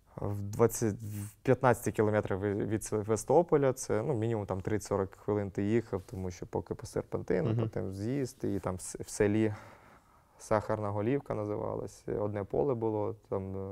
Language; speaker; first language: Ukrainian; native; Ukrainian